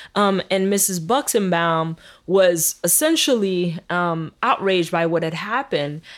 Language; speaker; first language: English; early bilingual, other home language; Haitian Creole